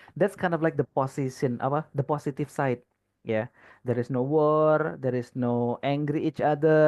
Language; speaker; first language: English; non-native, fluent; Indonesian